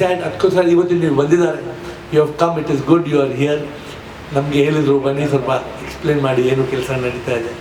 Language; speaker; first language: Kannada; non-native, local second language; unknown